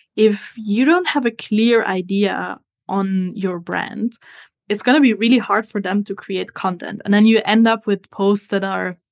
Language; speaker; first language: English; non-native, fluent; Italian